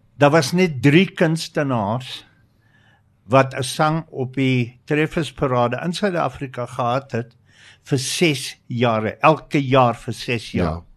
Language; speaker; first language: Afrikaans; non-native, local second language; English